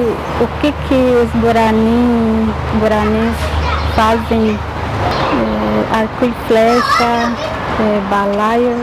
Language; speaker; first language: Portuguese; non-native, local second language; Guarani